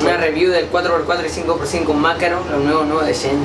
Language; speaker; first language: Spanish; native; Spanish